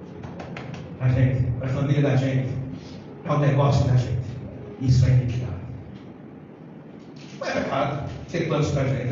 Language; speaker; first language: Portuguese; native; Portuguese